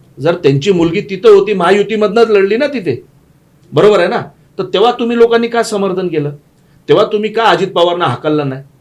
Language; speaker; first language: Marathi; non-native, local second language; Gujarati